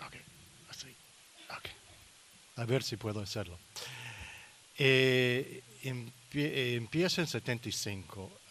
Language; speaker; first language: Spanish; non-native, learner; English